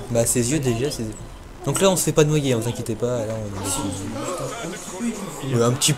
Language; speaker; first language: French; native; French